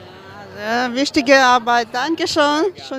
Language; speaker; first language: German; non-native, learner; Ukrainian